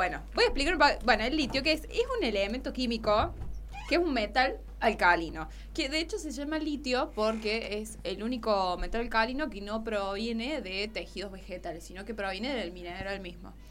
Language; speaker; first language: Spanish; native; Spanish